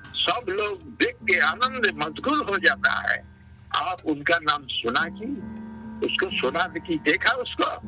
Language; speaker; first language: Hindi; non-native, local second language; Bangla